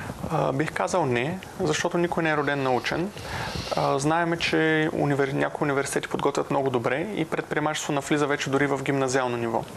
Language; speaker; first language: Bulgarian; native; Bulgarian